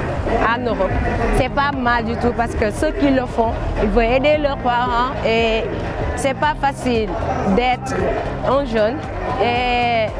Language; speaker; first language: French; non-native, local second language; Wolof